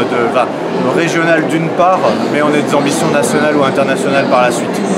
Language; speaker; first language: French; native; French